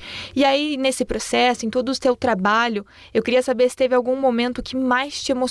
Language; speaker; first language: Portuguese; native; Portuguese